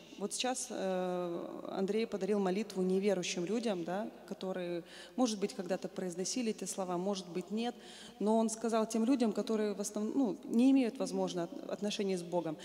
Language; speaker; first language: Russian; native; Russian